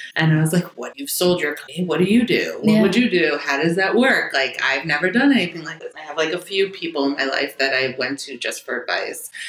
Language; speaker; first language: English; native; English